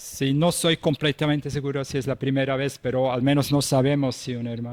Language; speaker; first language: Spanish; non-native, fluent; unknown